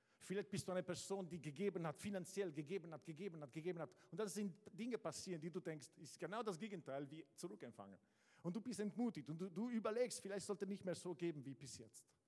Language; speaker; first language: German; non-native, fluent; Italian